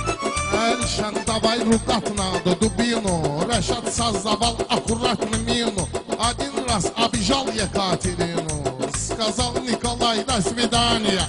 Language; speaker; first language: Russian; non-native, learner; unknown